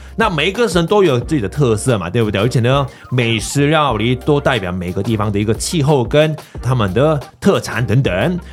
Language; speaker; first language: Chinese; non-native, fluent; Korean